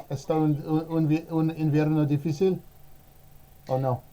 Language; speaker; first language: Spanish; non-native, learner; English